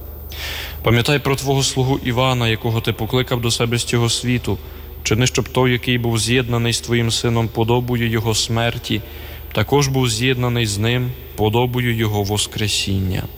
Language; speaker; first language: Ukrainian; native; Ukrainian